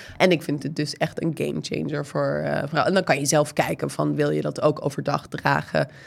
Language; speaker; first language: Dutch; non-native, fluent; English